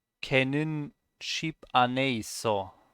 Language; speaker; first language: Korean; non-native, learner; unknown